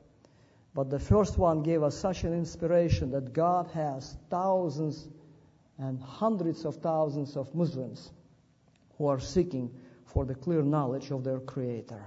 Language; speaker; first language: English; non-native, fluent; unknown